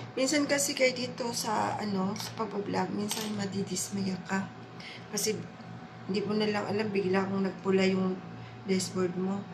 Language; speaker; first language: Filipino; non-native, local second language; Hiligaynon